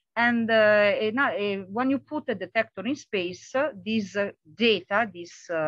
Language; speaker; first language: English; non-native, fluent; Italian